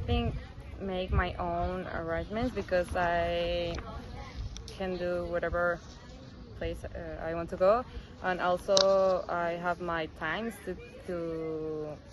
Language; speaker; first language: English; non-native, fluent; Spanish